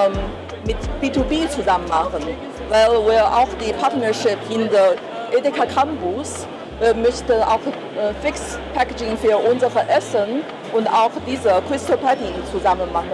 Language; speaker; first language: German; non-native, learner; Chinese